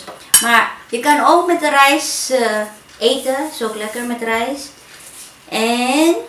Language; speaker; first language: Dutch; non-native, fluent; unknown